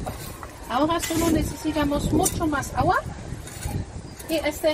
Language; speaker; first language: Spanish; non-native, learner; German